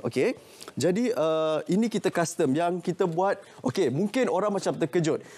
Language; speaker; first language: Malay; native; Malay